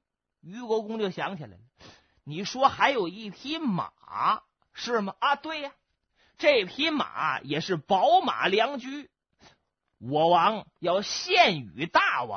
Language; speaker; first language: Chinese; native; Chinese